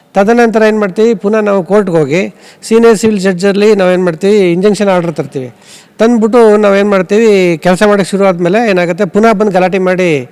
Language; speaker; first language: Kannada; native; Kannada